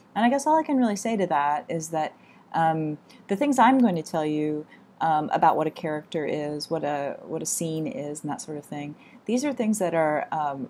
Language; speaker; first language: English; native; English